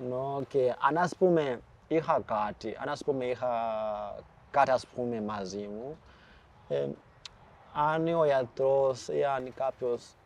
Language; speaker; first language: Greek; non-native, fluent; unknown